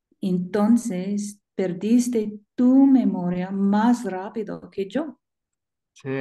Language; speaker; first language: Spanish; non-native, learner; English